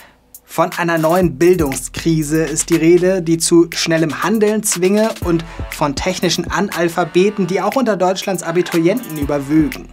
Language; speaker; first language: German; native; German